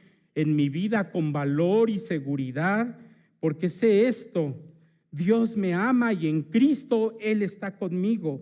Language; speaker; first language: Spanish; native; Spanish